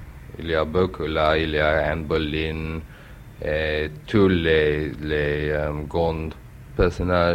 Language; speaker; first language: French; non-native, learner; English